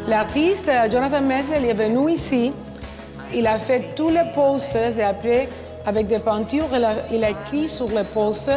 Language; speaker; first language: French; non-native, fluent; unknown